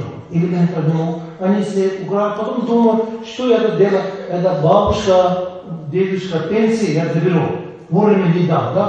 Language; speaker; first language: Russian; non-native, learner; Tibetan